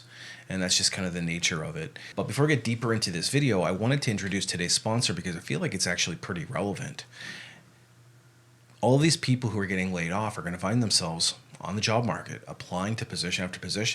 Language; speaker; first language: English; native; English